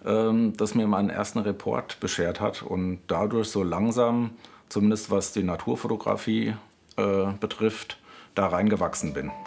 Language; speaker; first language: German; native; German